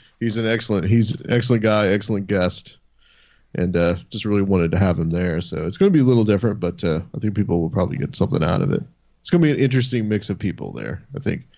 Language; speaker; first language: English; native; English